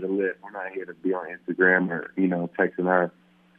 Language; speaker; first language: English; native; English